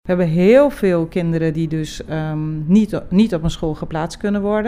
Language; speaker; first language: Dutch; non-native, local second language; Papiamento